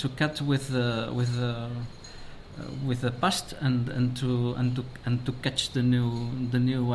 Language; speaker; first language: English; non-native, learner; Spanish